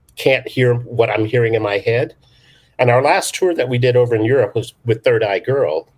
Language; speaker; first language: English; native; English